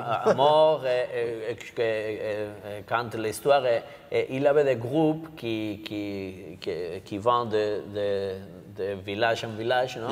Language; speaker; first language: French; non-native, learner; Basque